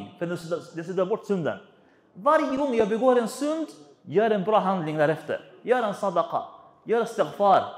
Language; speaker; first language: Swedish; non-native, fluent; Arabic